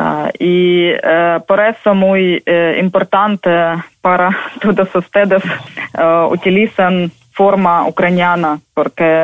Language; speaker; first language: Spanish; non-native, fluent; Ukrainian